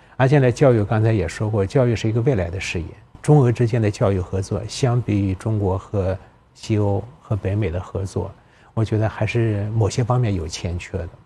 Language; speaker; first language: Chinese; native; Chinese